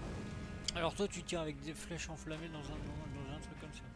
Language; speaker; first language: French; native; French